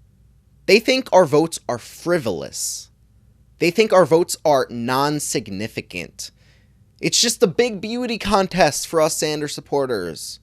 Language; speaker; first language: English; native; English